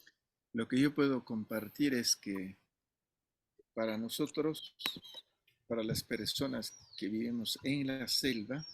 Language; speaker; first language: Spanish; non-native, fluent; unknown